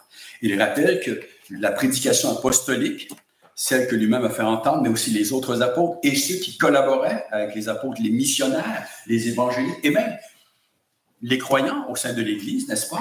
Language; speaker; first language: French; native; French